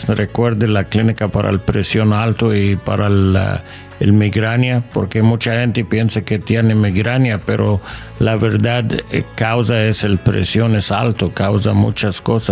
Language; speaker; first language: Spanish; non-native, learner; English